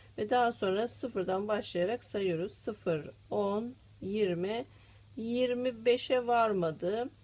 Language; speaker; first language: Turkish; native; Turkish